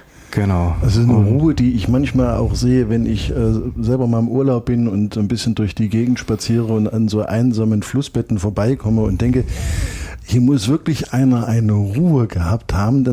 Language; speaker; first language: German; native; German